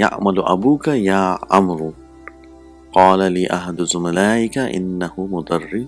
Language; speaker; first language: Arabic; non-native, fluent; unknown